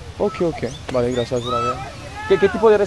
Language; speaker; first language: Spanish; non-native, learner; French